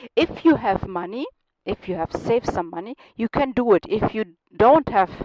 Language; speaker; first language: English; non-native, learner; German